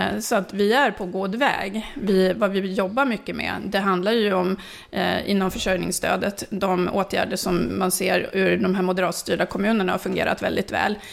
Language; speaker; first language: Swedish; early bilingual, other home language; Finnish